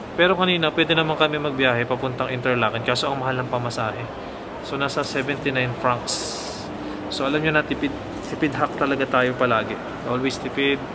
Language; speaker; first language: Filipino; native; Filipino